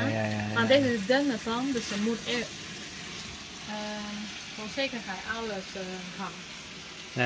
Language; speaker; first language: Dutch; non-native, learner; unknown